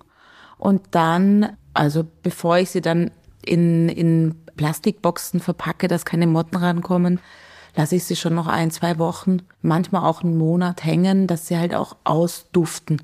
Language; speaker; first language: German; native; German